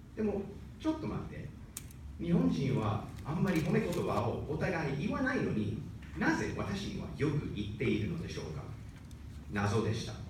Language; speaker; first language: Japanese; non-native, fluent; English